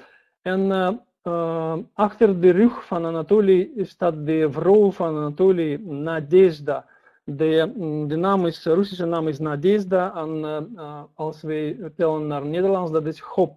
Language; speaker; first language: Dutch; non-native, learner; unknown